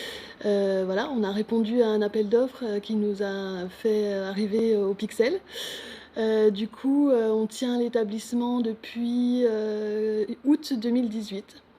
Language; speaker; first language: French; native; French